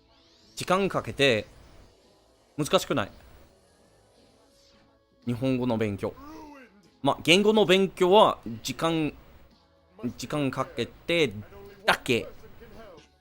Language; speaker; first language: Japanese; non-native, learner; English